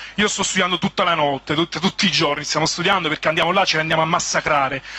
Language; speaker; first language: Italian; native; Italian